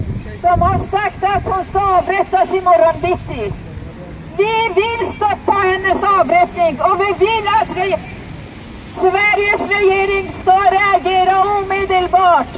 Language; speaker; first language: Swedish; non-native, fluent; Persian